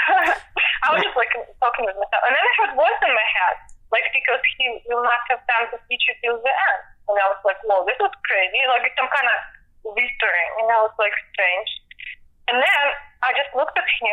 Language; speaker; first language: English; non-native, fluent; Russian